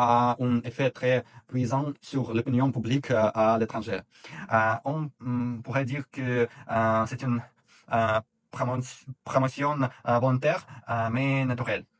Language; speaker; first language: French; non-native, fluent; Russian